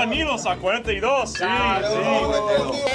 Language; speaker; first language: Spanish; non-native, learner; English